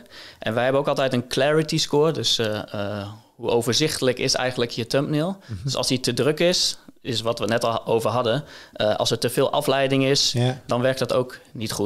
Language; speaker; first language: Dutch; native; Dutch